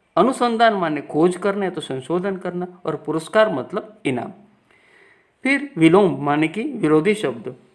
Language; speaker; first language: Hindi; non-native, local second language; Gujarati